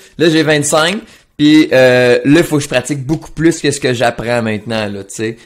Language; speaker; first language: French; native; French